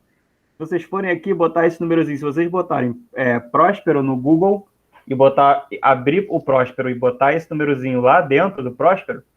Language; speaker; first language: Portuguese; native; Portuguese